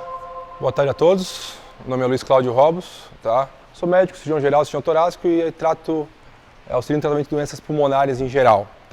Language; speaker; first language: Portuguese; native; Portuguese